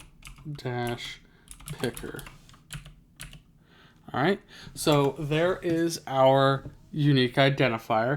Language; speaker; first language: English; native; English